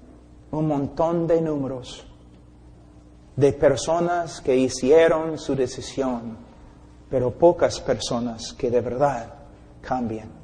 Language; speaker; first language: Spanish; non-native, fluent; English